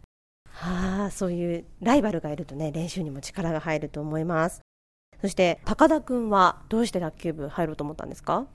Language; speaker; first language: Japanese; native; Japanese